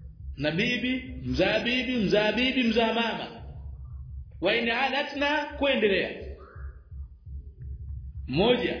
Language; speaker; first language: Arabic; non-native, fluent; Swahili